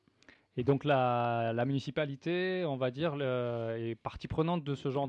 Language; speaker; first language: French; native; French